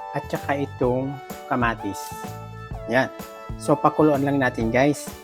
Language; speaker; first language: Filipino; non-native, local second language; Iloko